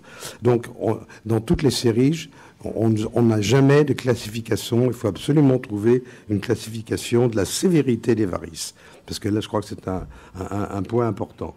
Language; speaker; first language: French; native; French